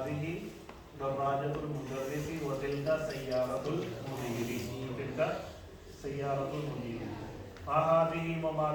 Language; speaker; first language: Arabic; non-native, fluent; Urdu